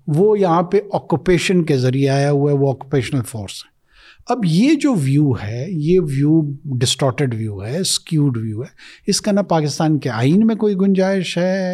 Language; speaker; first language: Urdu; non-native, local second language; Pashto